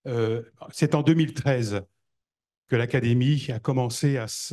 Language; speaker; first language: French; native; French